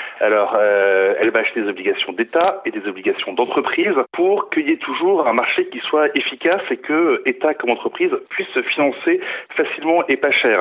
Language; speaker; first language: French; native; French